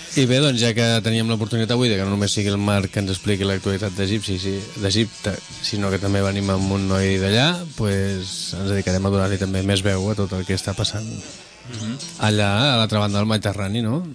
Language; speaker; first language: Catalan; native; Catalan